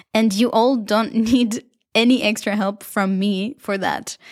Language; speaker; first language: English; non-native, fluent; Hebrew